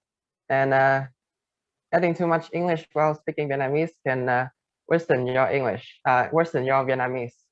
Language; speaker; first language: English; non-native, fluent; Vietnamese